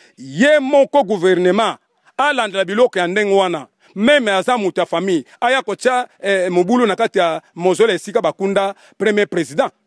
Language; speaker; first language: Lingala; non-native, local second language; Kongo